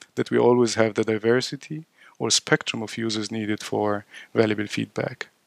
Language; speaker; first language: English; non-native, fluent; Arabic